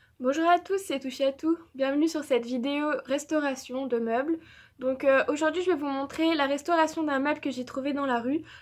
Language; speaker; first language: French; native; French